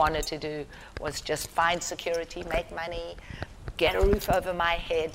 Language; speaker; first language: English; native; English